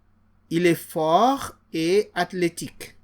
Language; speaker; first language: French; non-native, fluent; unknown